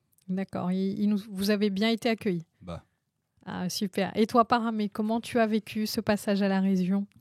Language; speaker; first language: French; native; French